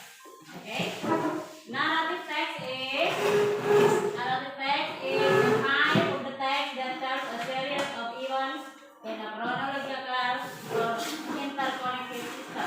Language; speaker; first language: English; non-native, learner; Indonesian